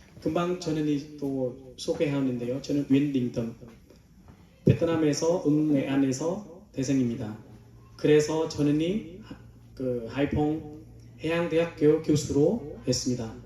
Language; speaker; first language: Korean; non-native, learner; Vietnamese